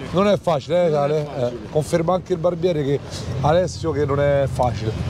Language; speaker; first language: Italian; native; Italian